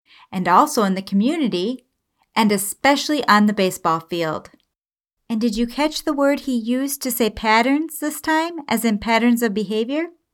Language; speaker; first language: English; native; English